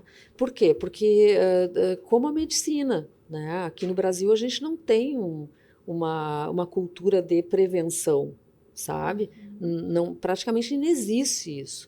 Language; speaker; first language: Portuguese; native; Portuguese